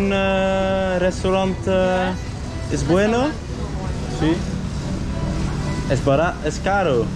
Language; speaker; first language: Spanish; non-native, learner; Dutch